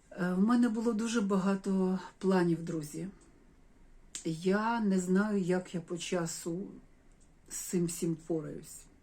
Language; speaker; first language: Ukrainian; non-native, local second language; Russian